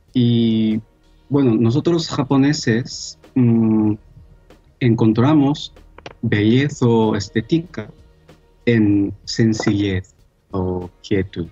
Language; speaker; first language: Spanish; non-native, fluent; Japanese